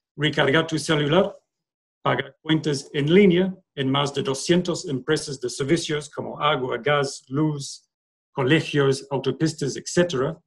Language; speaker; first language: Spanish; non-native, fluent; English